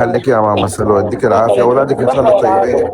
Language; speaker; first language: Arabic; native; Arabic